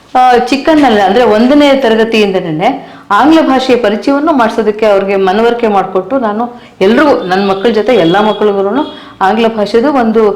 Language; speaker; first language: Kannada; native; Kannada